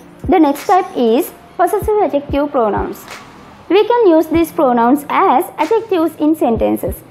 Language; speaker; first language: English; non-native, local second language; Sinhala